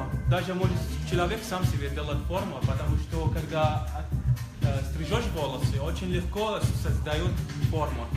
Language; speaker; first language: Russian; non-native, local second language; Georgian